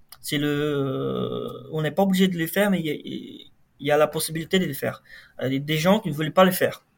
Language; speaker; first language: French; non-native, fluent; Portuguese